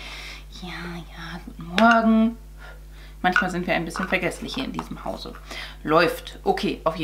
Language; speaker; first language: German; native; German